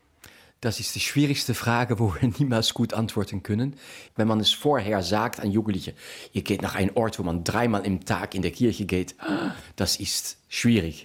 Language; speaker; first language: German; non-native, fluent; Dutch